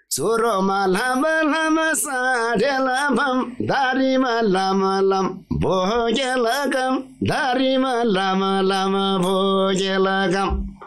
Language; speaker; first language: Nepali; non-native, local second language; Eastern Tamang